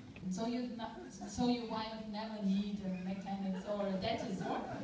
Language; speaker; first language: English; non-native, fluent; German